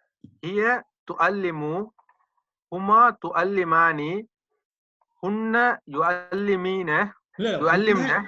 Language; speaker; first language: Arabic; non-native, learner; Tamil